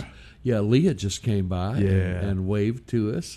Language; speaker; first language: English; native; English